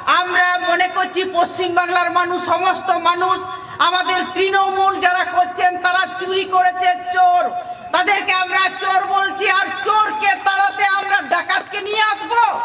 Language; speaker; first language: Bangla; non-native, local second language; Santali